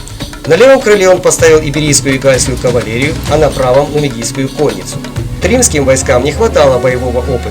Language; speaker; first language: Russian; native; Russian